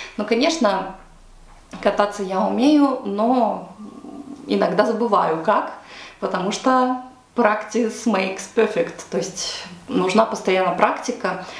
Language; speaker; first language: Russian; native; Russian